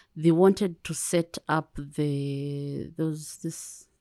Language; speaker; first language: English; non-native, local second language; Kikuyu